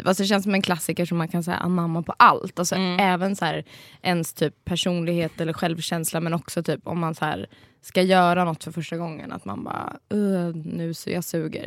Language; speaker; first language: Swedish; native; Swedish